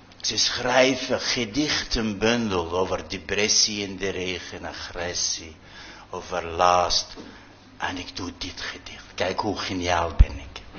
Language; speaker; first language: Dutch; non-native, fluent; Arabic